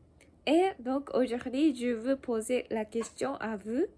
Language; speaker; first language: French; non-native, learner; Japanese